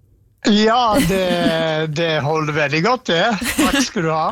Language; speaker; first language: Norwegian; non-native, fluent; English